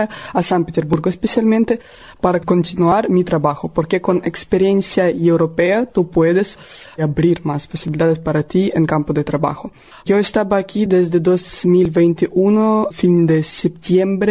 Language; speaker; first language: Spanish; non-native, learner; Russian